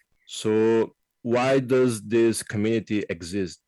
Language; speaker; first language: English; non-native, fluent; Portuguese